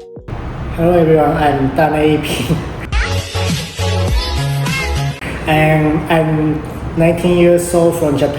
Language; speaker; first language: English; non-native, fluent; Japanese